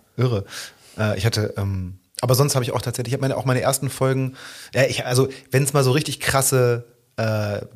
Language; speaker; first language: German; native; German